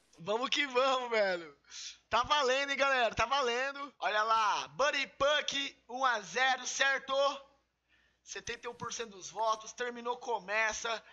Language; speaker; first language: Portuguese; native; Portuguese